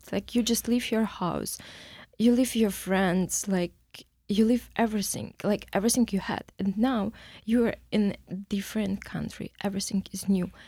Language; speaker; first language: English; non-native, learner; Ukrainian